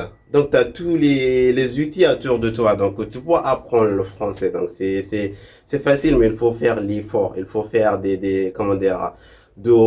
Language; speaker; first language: French; non-native, local second language; Arabic